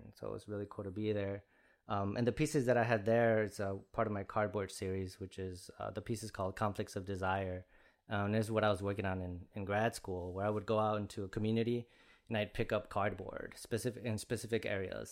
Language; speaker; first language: English; early bilingual, other home language; Spanish